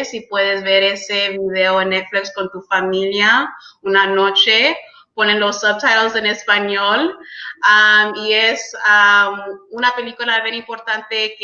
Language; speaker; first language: Spanish; early bilingual, heritage; English